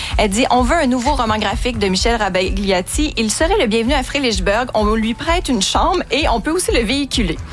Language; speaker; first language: French; native; French